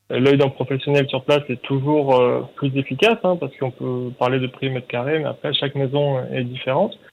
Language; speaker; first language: French; native; French